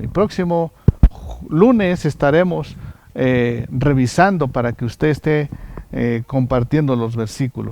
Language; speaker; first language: Spanish; native; Spanish